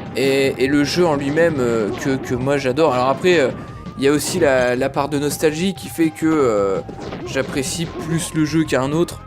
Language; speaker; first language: French; native; French